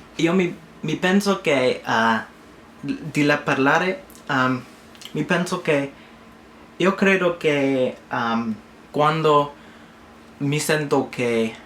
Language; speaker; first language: Italian; non-native, learner; English